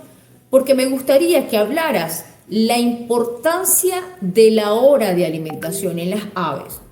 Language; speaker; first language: Spanish; native; Spanish